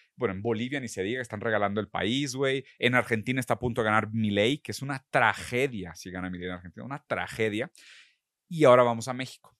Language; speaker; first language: Spanish; early bilingual, other home language; Portuguese